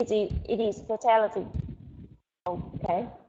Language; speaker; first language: English; non-native, learner; Vietnamese